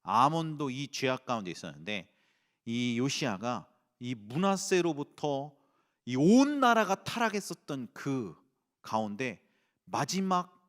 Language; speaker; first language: Korean; native; Korean